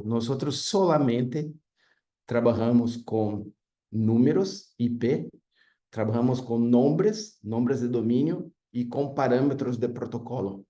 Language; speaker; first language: Spanish; non-native, fluent; Portuguese